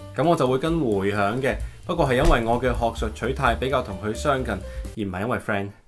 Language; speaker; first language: Cantonese; native; Cantonese